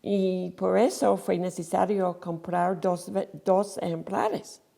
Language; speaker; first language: Spanish; non-native, fluent; English